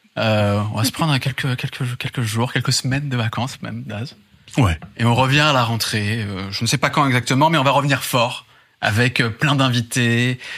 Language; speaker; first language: French; native; French